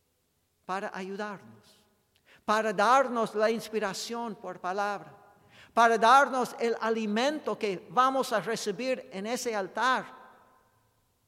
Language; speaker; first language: Spanish; non-native, fluent; English